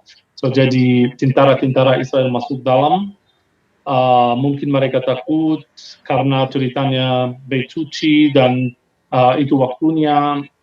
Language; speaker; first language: Indonesian; non-native, fluent; Hebrew